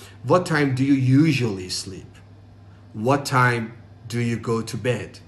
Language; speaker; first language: English; non-native, fluent; Persian